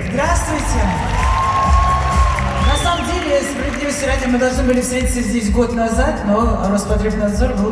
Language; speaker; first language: Russian; native; Russian